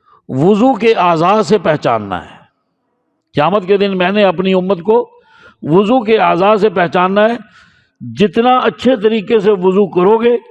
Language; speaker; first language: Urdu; non-native, local second language; Punjabi